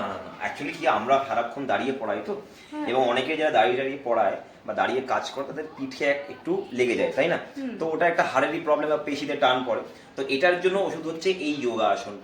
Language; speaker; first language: Bangla; native; Bangla